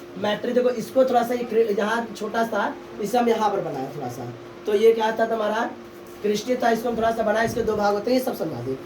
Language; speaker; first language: Hindi; native; Hindi